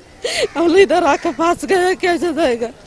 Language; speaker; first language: Hindi; non-native, local second language; Bangla